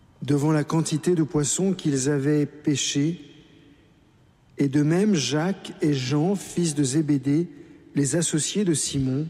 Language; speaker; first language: French; native; French